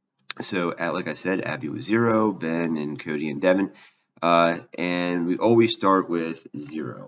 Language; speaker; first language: English; native; English